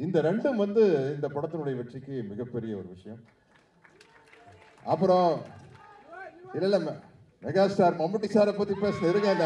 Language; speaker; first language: Tamil; native; Tamil